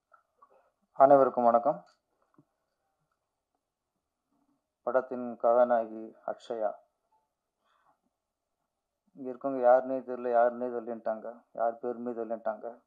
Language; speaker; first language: Tamil; native; Tamil